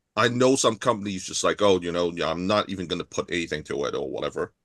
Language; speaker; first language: English; non-native, local second language; Cantonese